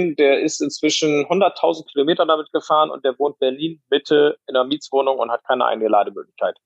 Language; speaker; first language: German; native; German